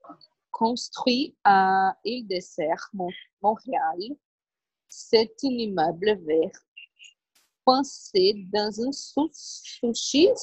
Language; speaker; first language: French; non-native, learner; Portuguese